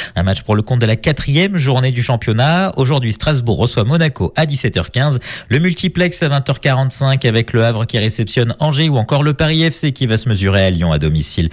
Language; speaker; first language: French; native; French